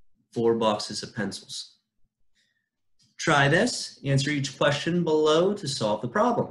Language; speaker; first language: English; native; English